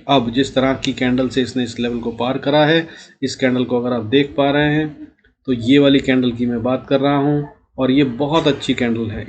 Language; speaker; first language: Hindi; native; Hindi